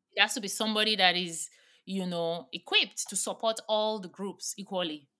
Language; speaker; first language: English; non-native, local second language; Yoruba